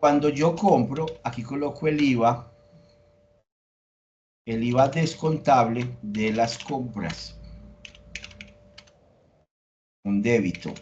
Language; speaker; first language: Spanish; native; Spanish